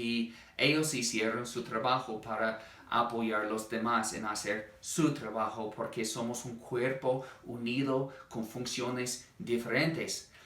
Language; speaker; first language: Spanish; non-native, fluent; English